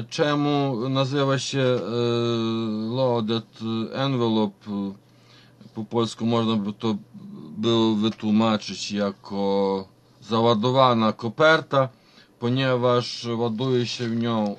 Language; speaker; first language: Polish; non-native, fluent; Ukrainian